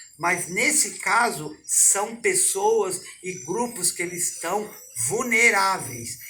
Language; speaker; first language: Portuguese; native; Portuguese